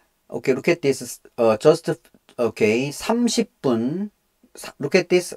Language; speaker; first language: English; non-native, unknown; Korean